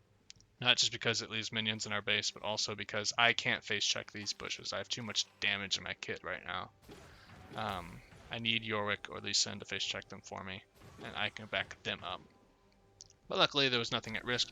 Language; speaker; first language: English; native; English